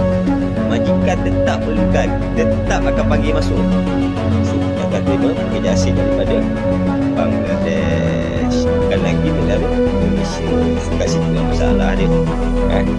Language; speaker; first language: Malay; native; Malay